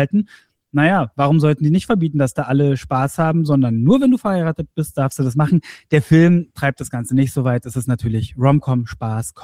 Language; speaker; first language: German; native; German